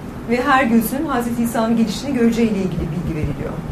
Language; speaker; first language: Turkish; native; Turkish